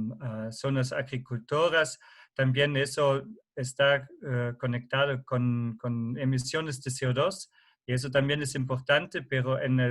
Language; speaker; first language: Spanish; non-native, fluent; German